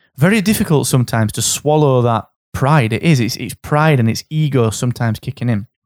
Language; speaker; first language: English; native; English